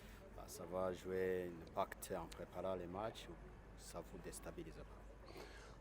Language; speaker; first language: French; non-native, local second language; Kinyarwanda